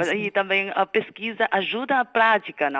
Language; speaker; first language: Portuguese; non-native, fluent; Chinese